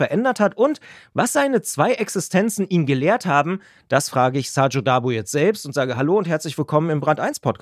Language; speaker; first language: German; native; German